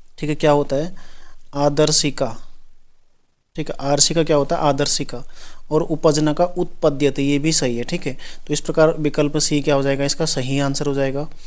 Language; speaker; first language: Hindi; native; Hindi